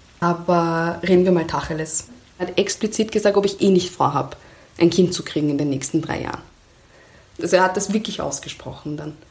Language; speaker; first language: German; early bilingual, other home language; Persian